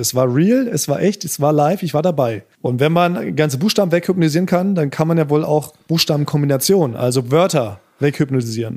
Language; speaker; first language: German; native; German